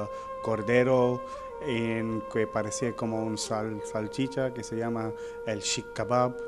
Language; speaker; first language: Spanish; non-native, learner; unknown